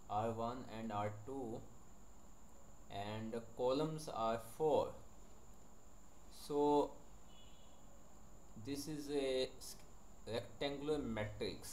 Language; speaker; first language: English; non-native, local second language; Hindi